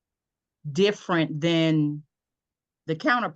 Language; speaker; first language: English; native; English